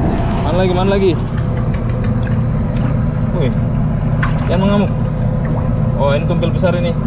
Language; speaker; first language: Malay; non-native, local second language; Javanese